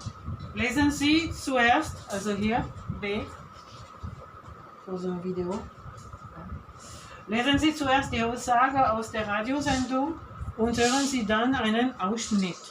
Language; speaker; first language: German; non-native, fluent; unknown